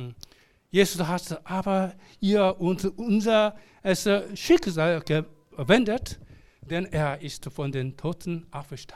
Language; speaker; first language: German; non-native, learner; Korean